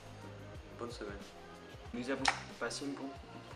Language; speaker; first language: French; non-native, learner; German